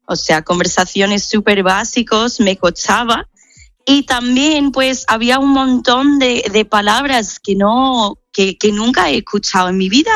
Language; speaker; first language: Spanish; non-native, fluent; English